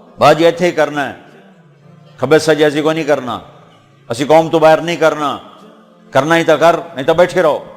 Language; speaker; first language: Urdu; non-native, local second language; Punjabi